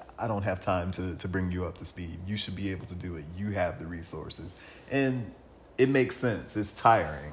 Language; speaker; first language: English; native; English